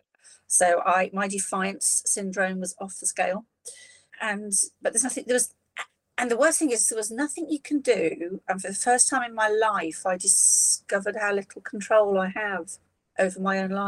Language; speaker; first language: English; native; English